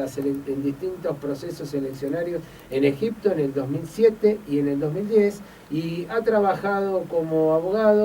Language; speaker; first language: Spanish; native; Spanish